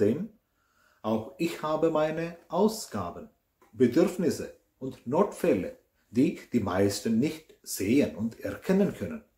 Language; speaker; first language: German; non-native, fluent; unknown